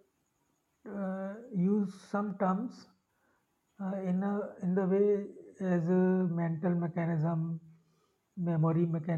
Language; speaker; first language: English; non-native, local second language; Hindi